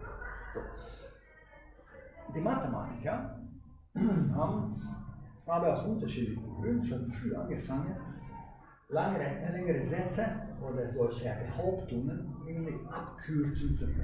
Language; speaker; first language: German; non-native, fluent; Hungarian